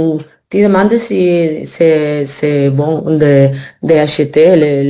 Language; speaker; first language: French; non-native, learner; Spanish